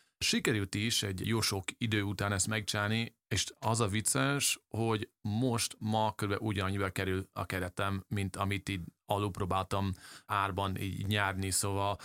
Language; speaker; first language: Hungarian; early bilingual, heritage; English